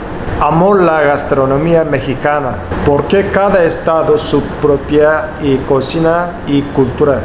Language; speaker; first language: Spanish; non-native, learner; Turkish